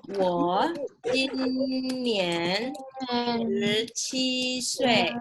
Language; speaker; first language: Chinese; non-native, fluent; Indonesian